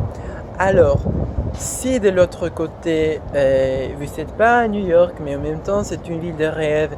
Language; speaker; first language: French; non-native, fluent; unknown